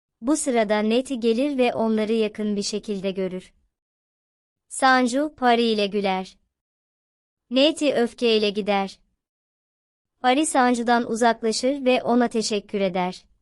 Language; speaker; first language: Turkish; native; Turkish